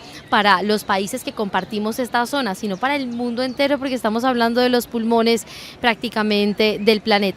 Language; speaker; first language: Spanish; native; Spanish